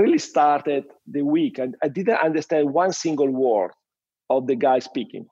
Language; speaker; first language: English; non-native, fluent; Italian